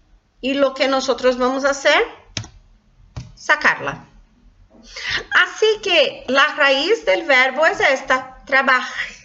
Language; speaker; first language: Spanish; non-native, local second language; Portuguese